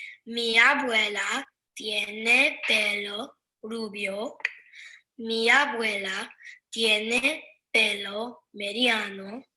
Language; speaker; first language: Spanish; non-native, learner; English